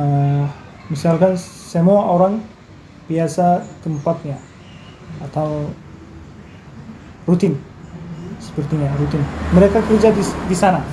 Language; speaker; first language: Indonesian; non-native, learner; Turkish